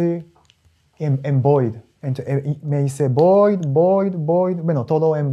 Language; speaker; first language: Spanish; non-native, learner; Japanese